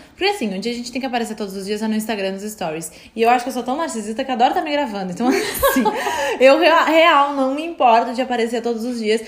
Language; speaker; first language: Portuguese; native; Portuguese